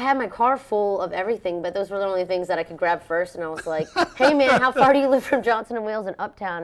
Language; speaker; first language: English; native; English